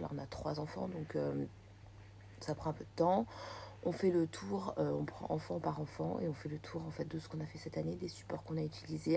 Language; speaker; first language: French; native; French